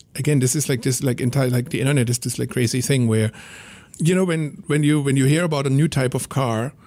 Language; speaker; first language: English; non-native, fluent; German